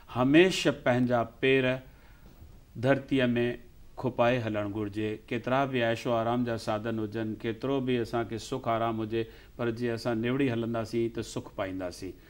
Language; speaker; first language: Sindhi; early bilingual, heritage; Sindhi